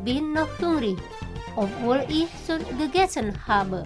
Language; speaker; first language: German; non-native, fluent; Indonesian